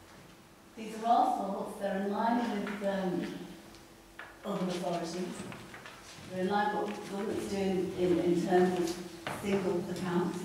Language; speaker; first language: English; native; English